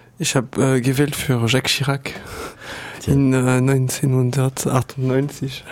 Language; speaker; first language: German; non-native, learner; French